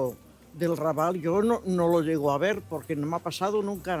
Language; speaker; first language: Spanish; native; Spanish